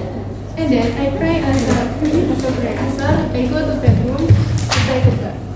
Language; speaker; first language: English; non-native, learner; Indonesian